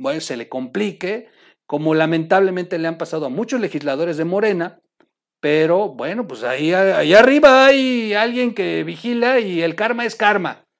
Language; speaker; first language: Spanish; native; Spanish